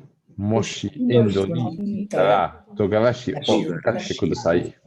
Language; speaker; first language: Japanese; non-native, learner; English